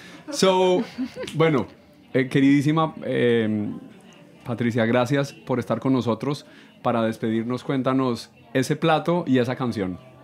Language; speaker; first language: Spanish; native; Spanish